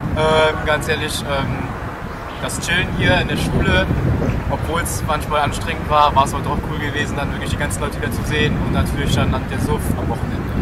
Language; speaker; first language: German; native; German